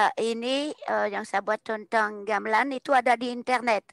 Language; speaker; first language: Indonesian; non-native, fluent; French